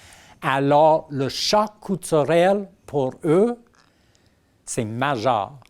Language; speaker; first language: French; non-native, fluent; English